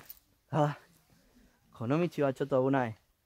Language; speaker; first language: Japanese; non-native, learner; Spanish